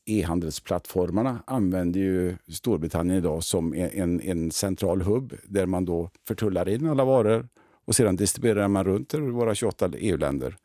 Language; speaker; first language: Swedish; native; Swedish